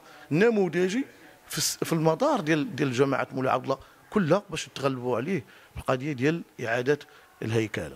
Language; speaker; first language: Arabic; native; Arabic